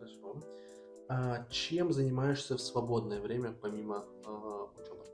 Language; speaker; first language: Russian; native; Russian